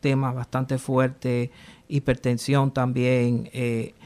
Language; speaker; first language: Spanish; early bilingual, heritage; Spanish